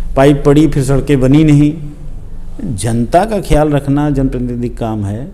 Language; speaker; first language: Hindi; native; Hindi